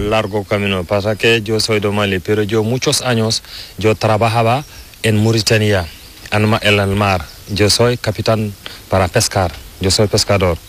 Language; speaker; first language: Spanish; non-native, learner; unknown